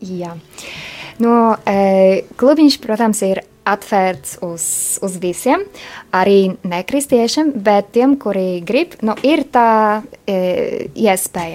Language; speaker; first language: Latvian; non-native, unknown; Polish